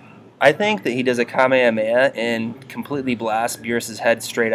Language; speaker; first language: English; native; English